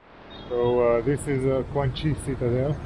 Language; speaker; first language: English; non-native, fluent; Hebrew